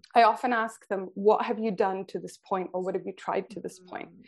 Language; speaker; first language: English; non-native, fluent; Swedish